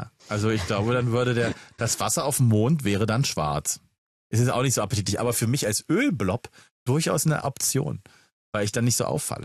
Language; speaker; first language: German; native; German